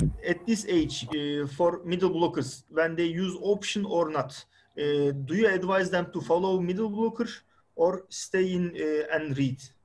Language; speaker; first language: English; non-native, fluent; Turkish